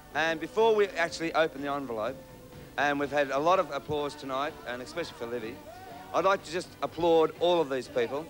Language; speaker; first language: English; native; English